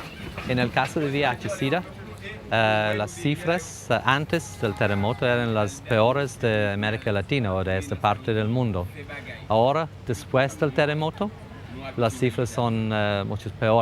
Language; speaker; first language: Spanish; non-native, fluent; English